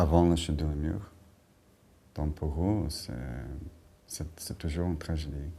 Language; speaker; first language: French; non-native, fluent; Bulgarian